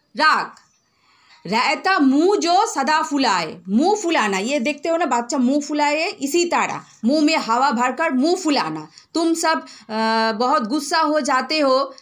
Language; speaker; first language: Hindi; non-native, local second language; Bangla